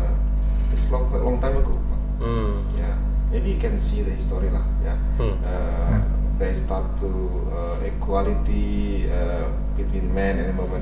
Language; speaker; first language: English; non-native, learner; Indonesian